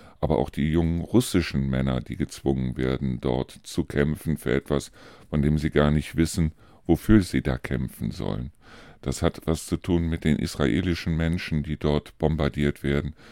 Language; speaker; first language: German; native; German